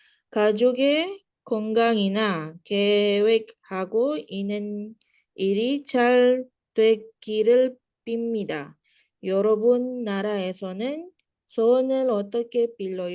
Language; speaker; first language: Korean; non-native, learner; Malay